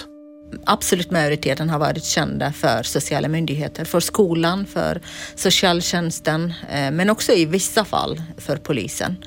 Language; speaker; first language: Swedish; non-native, fluent; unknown